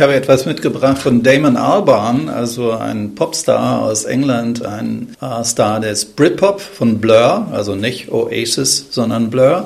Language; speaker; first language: German; native; German